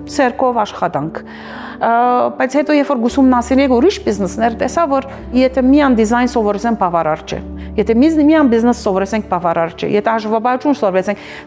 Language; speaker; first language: Armenian; early bilingual, heritage; Armenian